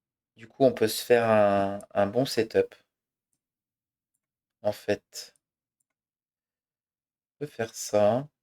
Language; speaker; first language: French; native; French